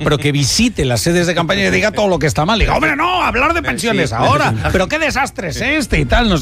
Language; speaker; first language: Spanish; native; Spanish